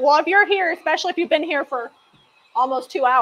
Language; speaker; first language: English; native; English